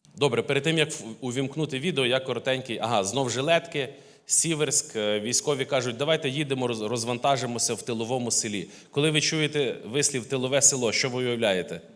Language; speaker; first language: Ukrainian; native; Ukrainian